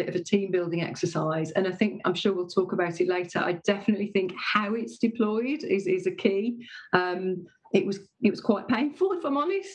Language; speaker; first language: English; native; English